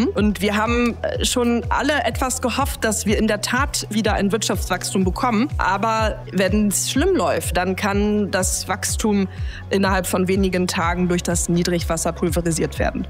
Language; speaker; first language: German; native; German